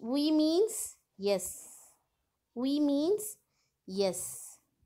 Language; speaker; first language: English; non-native, local second language; Tamil